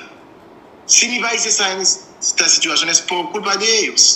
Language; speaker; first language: Spanish; non-native, fluent; Haitian Creole